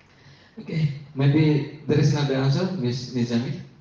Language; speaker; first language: English; non-native, learner; Indonesian